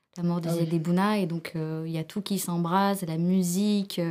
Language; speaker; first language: French; early bilingual, other home language; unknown